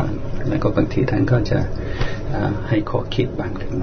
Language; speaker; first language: Thai; non-native, fluent; English